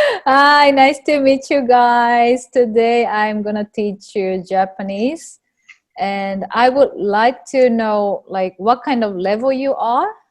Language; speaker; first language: English; non-native, fluent; Japanese